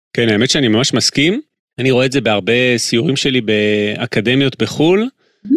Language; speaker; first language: Hebrew; native; Hebrew